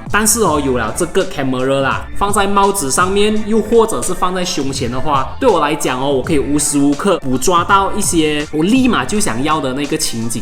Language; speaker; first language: Chinese; native; Chinese